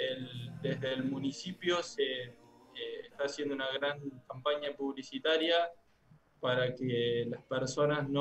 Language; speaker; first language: Spanish; native; Spanish